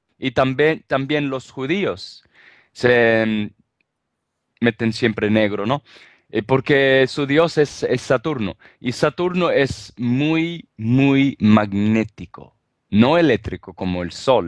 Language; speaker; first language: Spanish; non-native, fluent; Italian